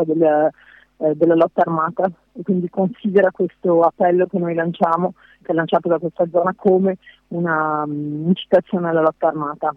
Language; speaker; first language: Italian; non-native, fluent; French